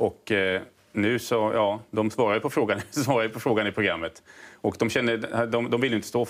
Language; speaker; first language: Swedish; native; Swedish